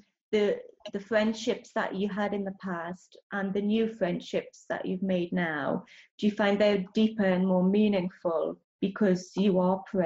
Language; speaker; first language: English; native; English